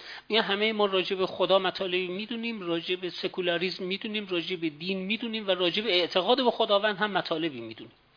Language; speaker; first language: Persian; native; Persian